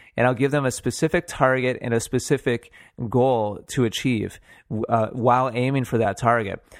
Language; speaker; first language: English; native; English